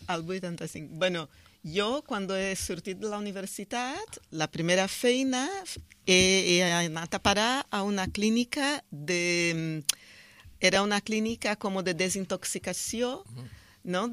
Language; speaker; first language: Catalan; non-native, fluent; Portuguese